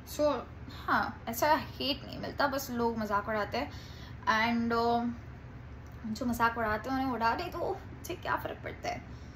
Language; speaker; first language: Hindi; non-native, local second language; Gujarati